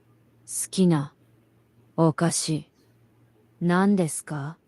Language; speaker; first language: Japanese; non-native, learner; English